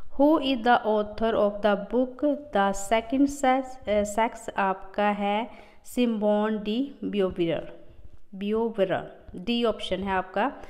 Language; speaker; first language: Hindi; non-native, local second language; Punjabi